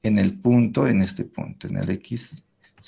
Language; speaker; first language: Spanish; native; Spanish